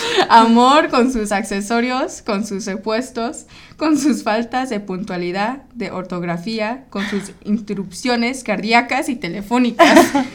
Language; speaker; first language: Spanish; early bilingual, heritage; Spanish